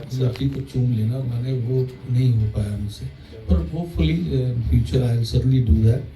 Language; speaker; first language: Hindi; early bilingual, heritage; Hindi